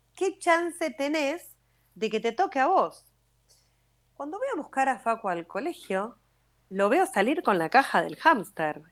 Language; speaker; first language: Spanish; native; Spanish